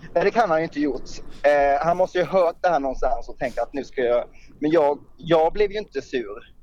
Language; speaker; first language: Swedish; native; Swedish